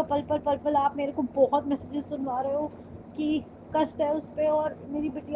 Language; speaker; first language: Hindi; native; Hindi